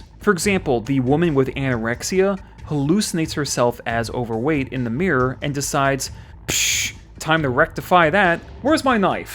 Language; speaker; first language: English; native; English